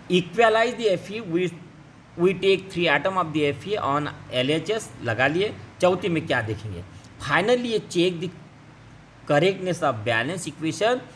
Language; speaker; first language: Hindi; non-native, local second language; Marathi